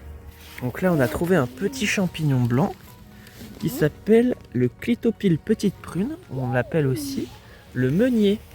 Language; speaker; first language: French; native; French